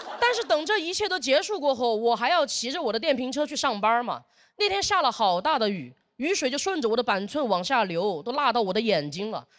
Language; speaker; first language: Chinese; native; Chinese